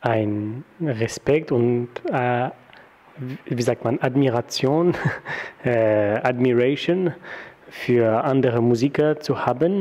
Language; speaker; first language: German; non-native, fluent; French